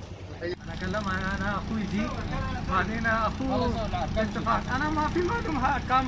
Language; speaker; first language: Arabic; non-native, learner; Urdu